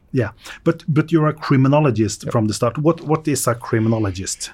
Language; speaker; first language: English; non-native, fluent; Norwegian